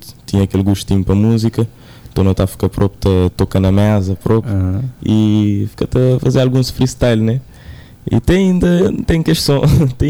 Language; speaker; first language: Portuguese; non-native, local second language; Kabuverdianu